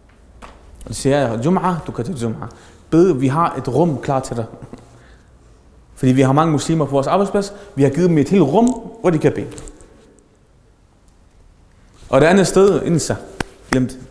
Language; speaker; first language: Danish; early bilingual, other home language; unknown